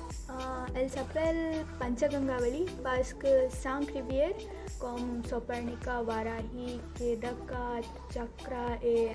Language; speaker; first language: French; non-native, fluent; Konkani